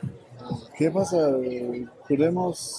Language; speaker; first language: Spanish; non-native, learner; German